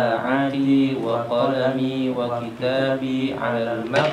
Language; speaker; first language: Arabic; non-native, learner; Indonesian